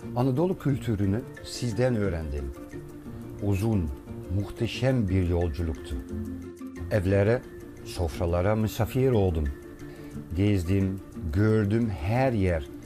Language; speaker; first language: Turkish; non-native, fluent; Dutch